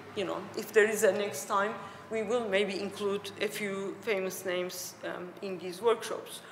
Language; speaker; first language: English; non-native, fluent; Turkish